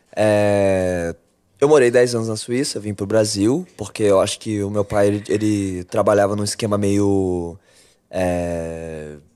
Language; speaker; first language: Portuguese; early bilingual, other home language; French